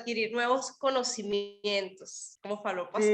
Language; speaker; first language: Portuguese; non-native, learner; Spanish